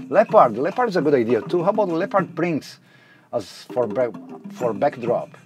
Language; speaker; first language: English; non-native, fluent; Portuguese